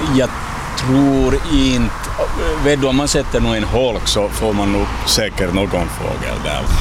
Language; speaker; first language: Swedish; non-native, local second language; Finnish